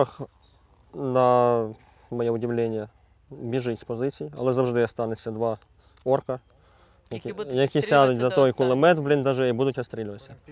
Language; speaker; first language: Ukrainian; native; Ukrainian